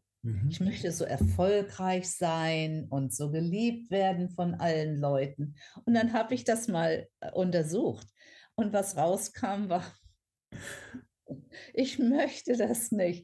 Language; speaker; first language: German; non-native, fluent; English